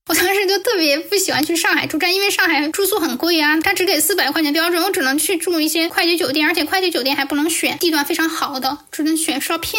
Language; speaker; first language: Chinese; native; Chinese